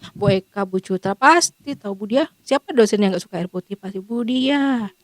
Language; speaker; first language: Indonesian; native; Indonesian